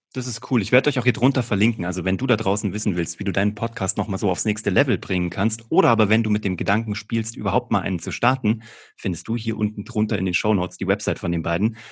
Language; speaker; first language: German; native; German